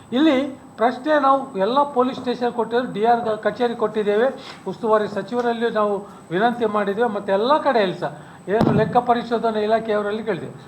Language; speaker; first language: Kannada; native; Kannada